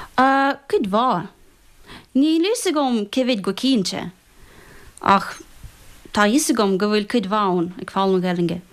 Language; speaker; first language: Irish; non-native, fluent; Russian